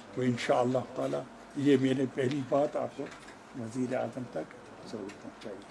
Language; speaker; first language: Urdu; non-native, fluent; Arabic